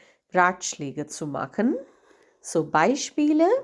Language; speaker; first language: German; non-native, fluent; Hindi